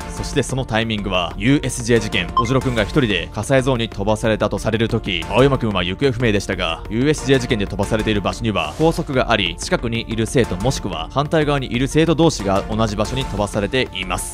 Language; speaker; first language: Japanese; native; Japanese